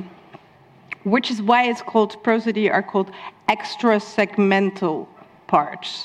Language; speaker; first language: English; non-native, fluent; Dutch